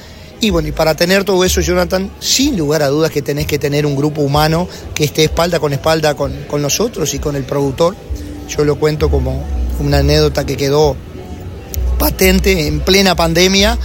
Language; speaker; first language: Spanish; native; Spanish